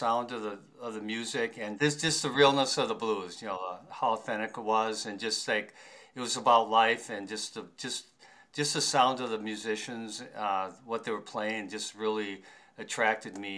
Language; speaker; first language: English; native; English